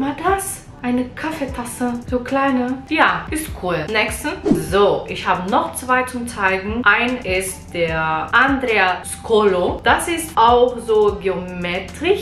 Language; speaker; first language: German; non-native, learner; Portuguese